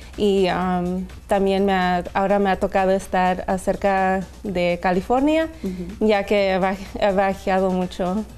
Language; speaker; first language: Spanish; early bilingual, heritage; Spanish